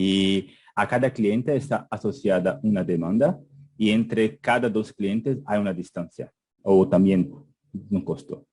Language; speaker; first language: Spanish; non-native, fluent; Portuguese